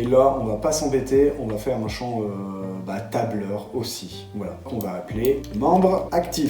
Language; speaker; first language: French; native; French